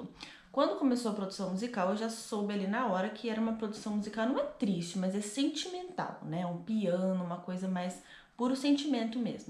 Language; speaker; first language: Portuguese; native; Portuguese